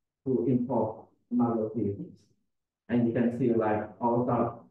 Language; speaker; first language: English; non-native, fluent; Indonesian